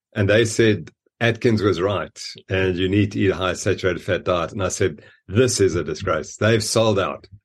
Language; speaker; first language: English; native; English